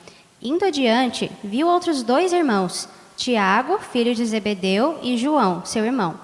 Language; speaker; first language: Portuguese; native; Portuguese